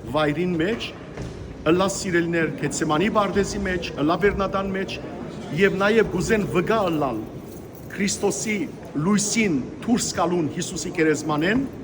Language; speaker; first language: Armenian; native; Armenian